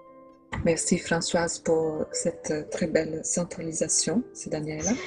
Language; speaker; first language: French; non-native, fluent; Italian